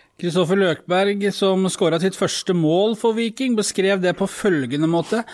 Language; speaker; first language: Norwegian; native; Norwegian